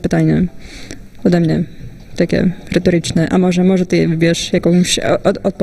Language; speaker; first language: Polish; non-native, fluent; Russian